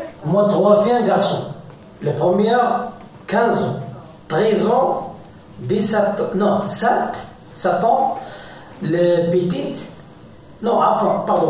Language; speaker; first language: French; non-native, learner; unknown